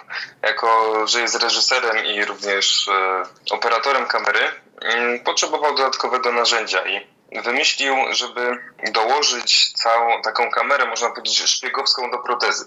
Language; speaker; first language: Polish; native; Polish